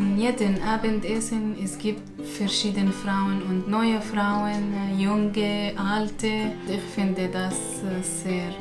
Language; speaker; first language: German; non-native, learner; Arabic